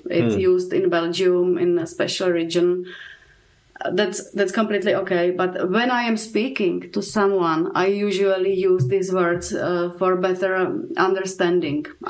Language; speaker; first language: English; non-native, fluent; Czech